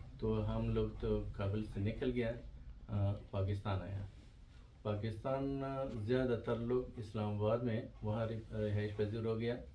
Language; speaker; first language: Urdu; non-native, fluent; Pashto